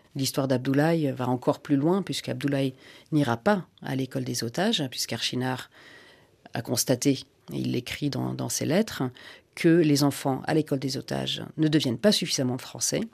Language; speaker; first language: French; non-native, local second language; Finnish